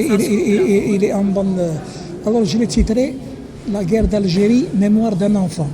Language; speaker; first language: French; non-native, local second language; Arabic